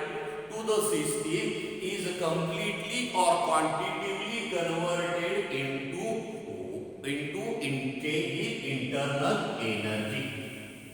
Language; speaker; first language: English; non-native, local second language; Marathi